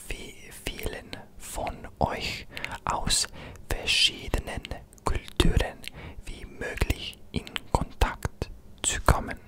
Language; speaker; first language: German; non-native, learner; English